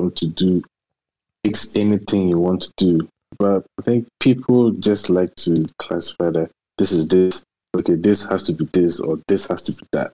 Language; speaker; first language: English; non-native, local second language; Akan